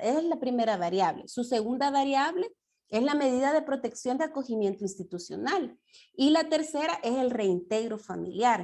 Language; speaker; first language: Spanish; native; Spanish